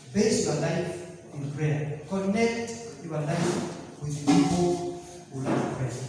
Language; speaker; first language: English; non-native, local second language; Swahili